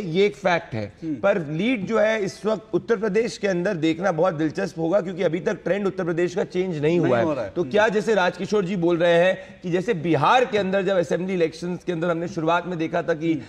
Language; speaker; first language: Hindi; native; Hindi